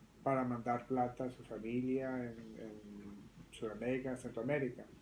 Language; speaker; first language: Spanish; early bilingual, other home language; French